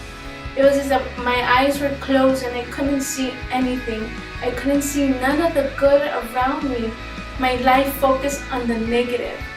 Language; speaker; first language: English; early bilingual, other home language; Spanish